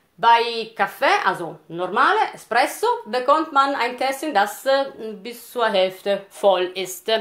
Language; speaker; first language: German; non-native, fluent; Italian